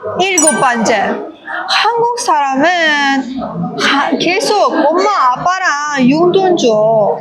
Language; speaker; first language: Korean; non-native, learner; Persian